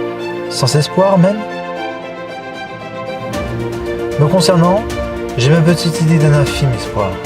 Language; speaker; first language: French; native; French